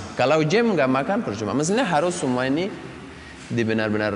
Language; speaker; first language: Indonesian; non-native, learner; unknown